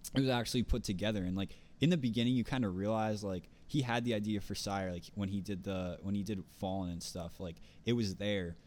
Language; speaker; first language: English; native; English